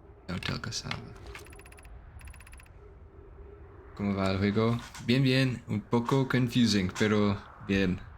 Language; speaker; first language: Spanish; non-native, learner; English